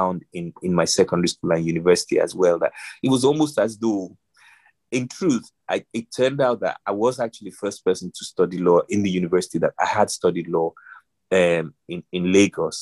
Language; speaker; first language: English; non-native, local second language; Yoruba